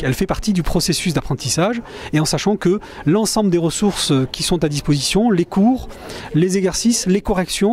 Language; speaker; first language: French; native; French